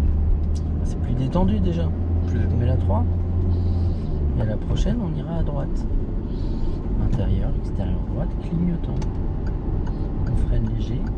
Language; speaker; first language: French; native; French